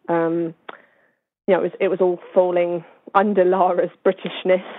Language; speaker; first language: English; native; English